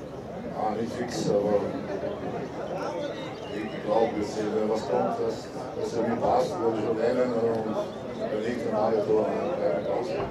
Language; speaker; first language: German; non-native, learner; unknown